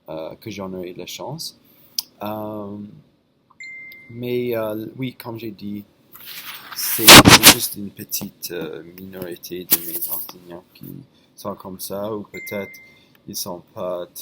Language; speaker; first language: French; non-native, fluent; English